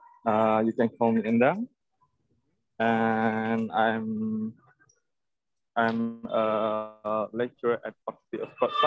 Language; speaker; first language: English; non-native, learner; Indonesian